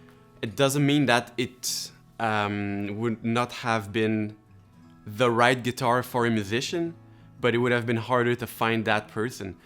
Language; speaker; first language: English; non-native, local second language; French